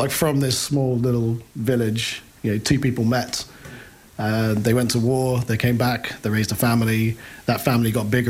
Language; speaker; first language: English; native; English